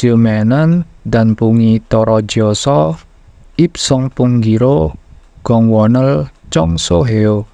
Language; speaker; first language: Korean; non-native, fluent; Indonesian